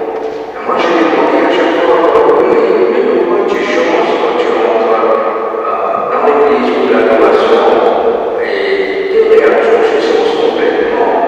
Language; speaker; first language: French; non-native, local second language; Morisyen